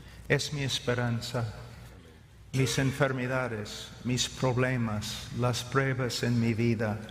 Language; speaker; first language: Spanish; non-native, fluent; English